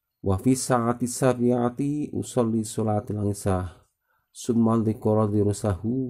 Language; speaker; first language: Arabic; non-native, learner; Indonesian